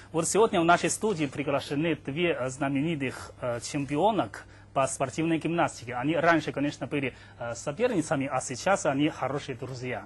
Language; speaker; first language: Russian; non-native, fluent; Chinese